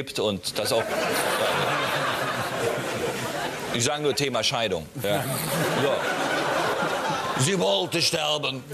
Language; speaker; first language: German; native; German